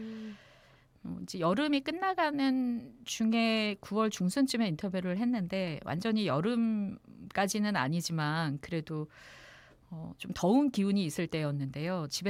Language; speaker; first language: Korean; native; Korean